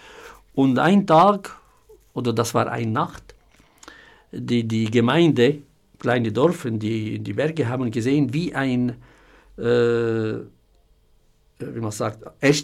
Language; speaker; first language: German; non-native, fluent; Arabic